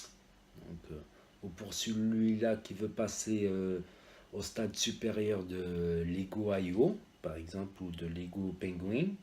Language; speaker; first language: French; native; French